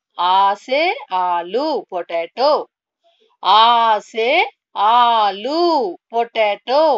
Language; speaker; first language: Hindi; non-native, local second language; Telugu